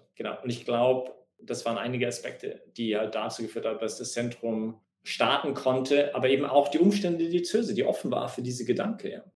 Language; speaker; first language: German; non-native, fluent; English